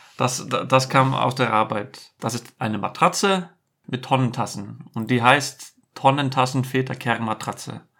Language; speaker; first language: German; non-native, fluent; Icelandic